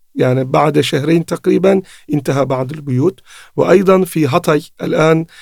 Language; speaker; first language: Arabic; non-native, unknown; Turkish